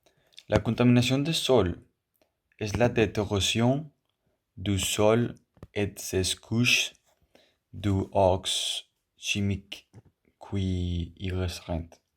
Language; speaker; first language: French; non-native, learner; Spanish